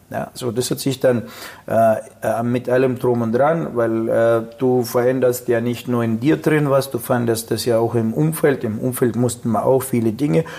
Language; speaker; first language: German; non-native, fluent; Russian